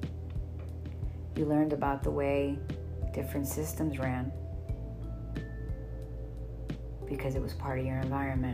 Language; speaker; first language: English; native; English